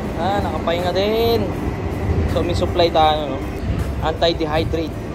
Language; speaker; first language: Filipino; native; Filipino